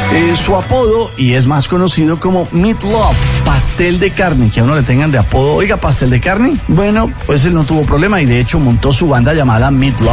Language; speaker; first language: Spanish; native; Spanish